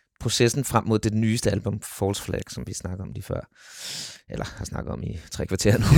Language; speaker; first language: Danish; native; Danish